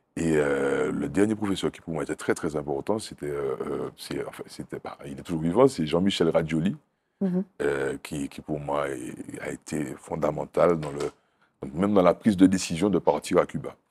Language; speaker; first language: French; native; French